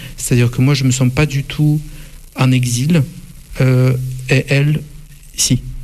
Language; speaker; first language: French; non-native, fluent; Russian